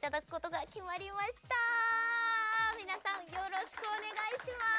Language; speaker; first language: Japanese; native; Japanese